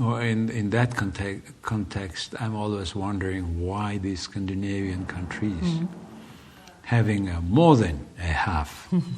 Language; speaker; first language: English; non-native, fluent; Mongolian